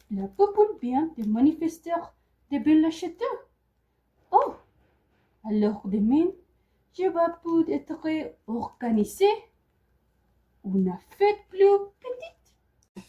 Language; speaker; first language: French; non-native, learner; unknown